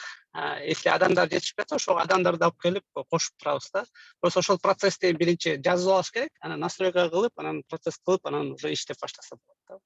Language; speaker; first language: Kyrgyz; native; Kyrgyz